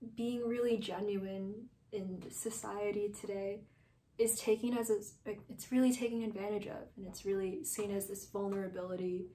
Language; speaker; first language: English; native; English